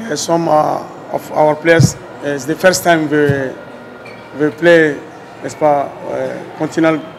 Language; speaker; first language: English; non-native, learner; French